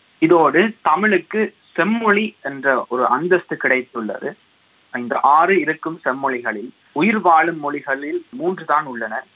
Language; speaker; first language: Tamil; early bilingual, heritage; Tamil